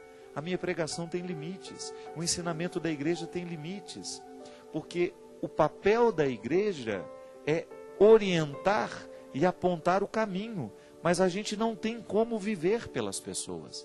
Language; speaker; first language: Portuguese; native; Portuguese